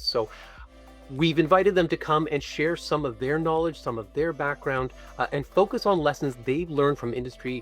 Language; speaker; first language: English; native; English